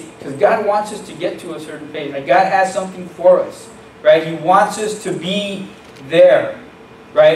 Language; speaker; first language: English; native; English